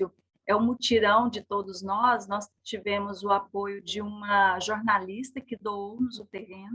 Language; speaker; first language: Portuguese; native; Portuguese